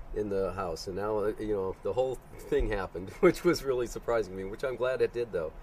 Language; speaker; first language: English; native; English